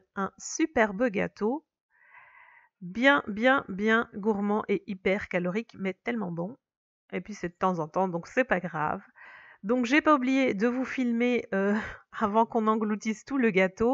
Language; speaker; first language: French; native; French